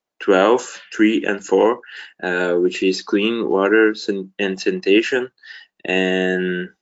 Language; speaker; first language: English; non-native, fluent; Portuguese